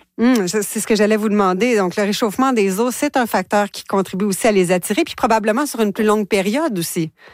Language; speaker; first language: French; native; French